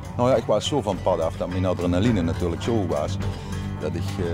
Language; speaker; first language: Dutch; native; Dutch